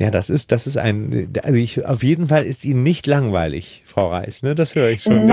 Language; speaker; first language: German; native; German